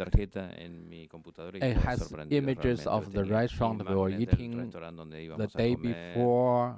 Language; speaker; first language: English; non-native, learner; Chinese